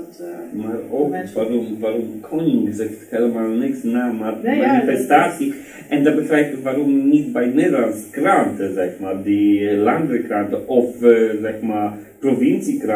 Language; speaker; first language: Dutch; non-native, learner; Polish